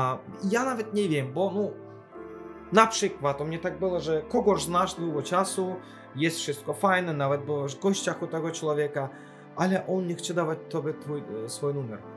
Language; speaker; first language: Polish; non-native, fluent; Azerbaijani